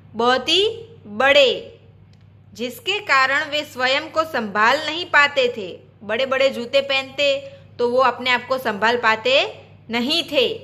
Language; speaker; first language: Hindi; non-native, local second language; Gujarati